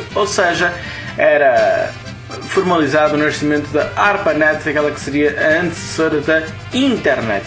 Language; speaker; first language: Portuguese; native; Portuguese